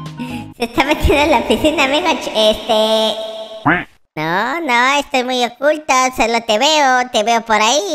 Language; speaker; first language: Spanish; native; Spanish